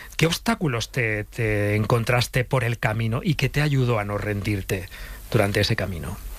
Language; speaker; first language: Spanish; native; Spanish